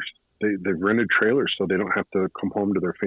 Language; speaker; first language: English; native; English